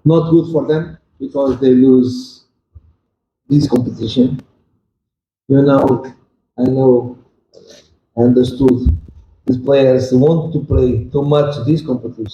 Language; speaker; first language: English; non-native, learner; Portuguese